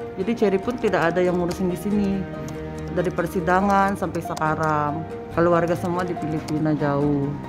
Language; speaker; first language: Indonesian; non-native, fluent; Filipino